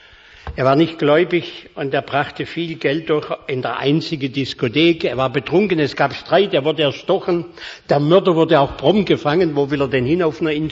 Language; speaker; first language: German; native; German